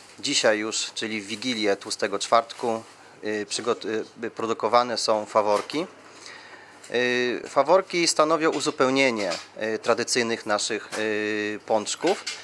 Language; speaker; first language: Polish; native; Polish